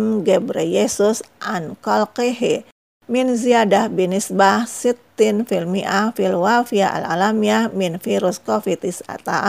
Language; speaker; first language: Arabic; non-native, fluent; Indonesian